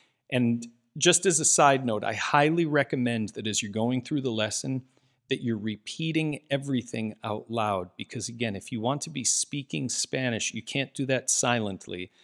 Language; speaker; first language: English; native; English